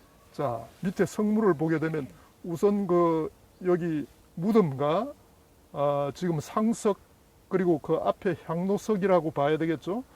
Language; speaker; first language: Korean; native; Korean